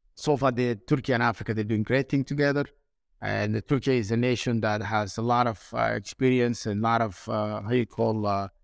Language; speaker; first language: English; non-native, fluent; Somali